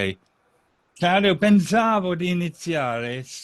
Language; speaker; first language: Italian; non-native, fluent; English